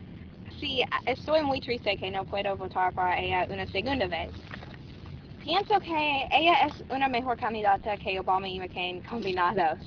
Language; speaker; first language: Spanish; non-native, learner; English